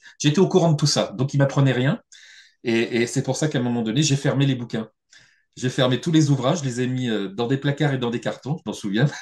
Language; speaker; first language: French; native; French